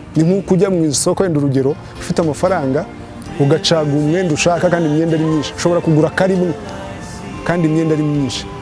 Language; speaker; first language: Kinyarwanda; early bilingual, heritage; Kinyarwanda